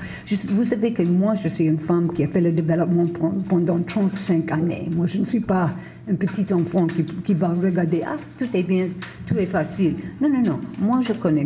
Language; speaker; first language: French; non-native, fluent; English